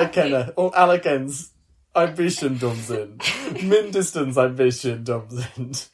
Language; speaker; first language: German; non-native, learner; English